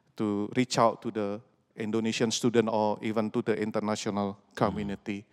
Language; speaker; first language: English; non-native, fluent; Indonesian